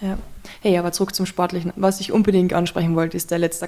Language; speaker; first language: German; native; German